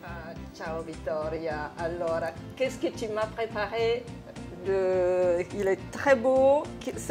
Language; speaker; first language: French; non-native, fluent; Italian